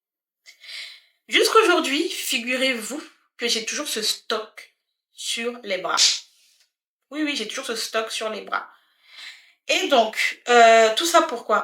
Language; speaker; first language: French; native; French